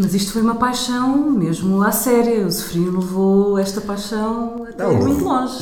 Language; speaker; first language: Portuguese; native; Portuguese